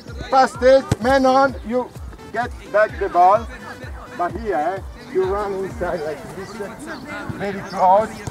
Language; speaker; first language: English; non-native, learner; Italian